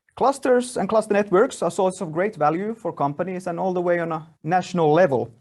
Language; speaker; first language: English; non-native, fluent; Finnish